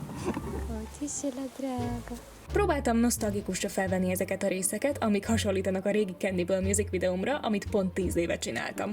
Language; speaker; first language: Hungarian; native; Hungarian